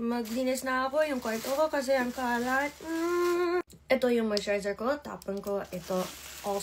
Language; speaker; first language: Filipino; early bilingual, heritage; English